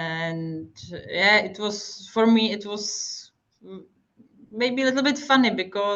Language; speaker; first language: English; non-native, fluent; Hungarian